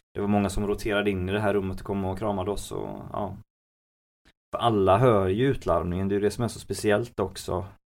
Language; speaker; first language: Swedish; native; Swedish